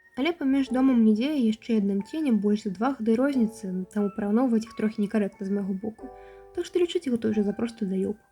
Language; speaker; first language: Belarusian; native; Belarusian